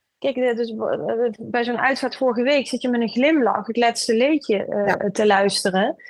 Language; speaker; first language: Dutch; native; Dutch